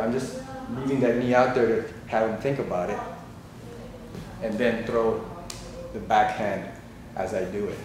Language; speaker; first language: English; native; English